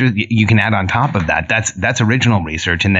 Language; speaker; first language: English; early bilingual, other home language; Spanish